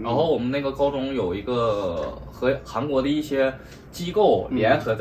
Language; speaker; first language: Chinese; native; Chinese